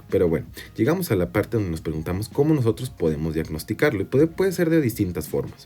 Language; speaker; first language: Spanish; native; Spanish